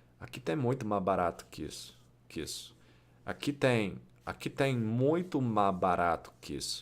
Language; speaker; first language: Portuguese; non-native, fluent; English